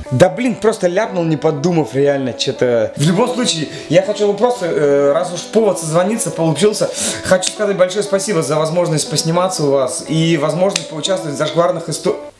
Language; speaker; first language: Russian; native; Russian